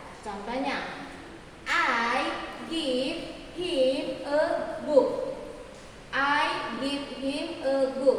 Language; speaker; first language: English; non-native, learner; Indonesian